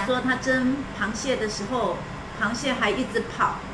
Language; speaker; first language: Chinese; native; Chinese